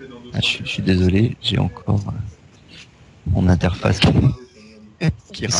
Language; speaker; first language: French; native; French